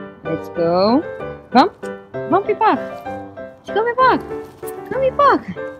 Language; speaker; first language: Portuguese; native; Portuguese